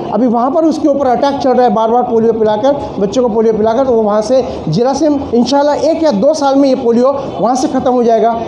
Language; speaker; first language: Hindi; non-native, local second language; Marathi